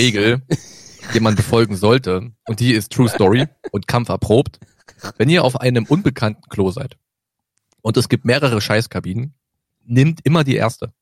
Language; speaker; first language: German; native; German